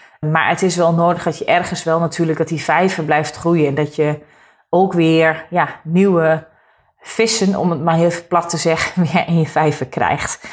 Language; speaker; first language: Dutch; native; Dutch